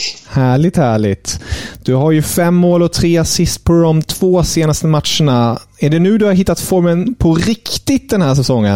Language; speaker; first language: Swedish; native; Swedish